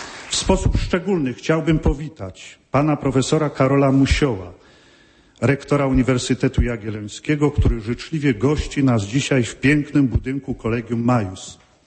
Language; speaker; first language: Polish; native; Polish